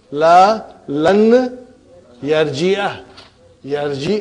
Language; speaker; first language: Arabic; non-native, fluent; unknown